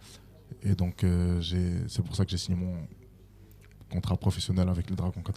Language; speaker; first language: French; native; French